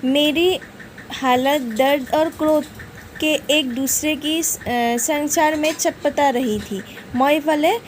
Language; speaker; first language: Hindi; non-native, local second language; Assamese